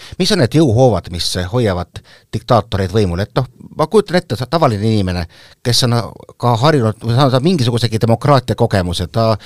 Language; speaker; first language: Estonian; native; Estonian